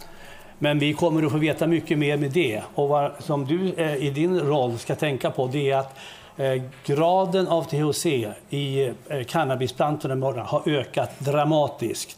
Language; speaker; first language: Swedish; native; Swedish